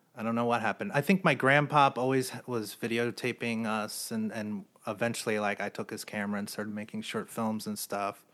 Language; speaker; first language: English; native; English